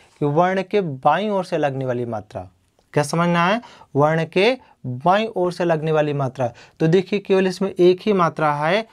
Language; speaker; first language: Hindi; native; Hindi